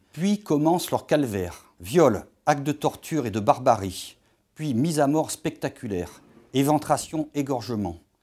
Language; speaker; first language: French; native; French